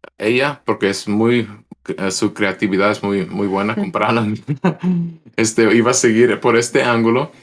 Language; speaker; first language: Spanish; early bilingual, heritage; Spanish